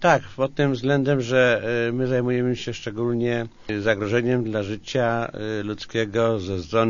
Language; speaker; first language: Polish; native; Polish